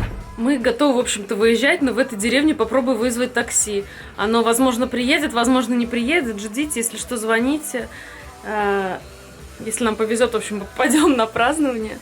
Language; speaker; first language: Russian; native; Russian